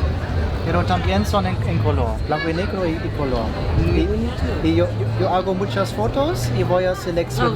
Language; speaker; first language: Spanish; non-native, learner; German